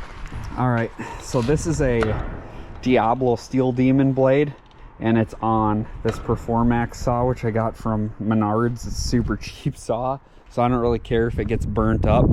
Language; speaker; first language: English; native; English